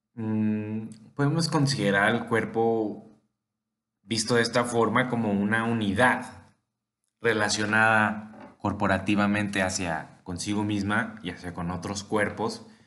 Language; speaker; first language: Spanish; native; Spanish